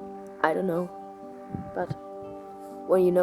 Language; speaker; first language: English; non-native, learner; German